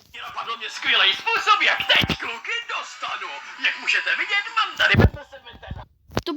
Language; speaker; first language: Czech; native; Czech